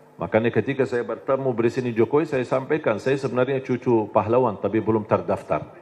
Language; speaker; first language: Indonesian; non-native, fluent; Arabic